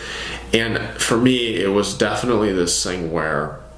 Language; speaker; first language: English; native; English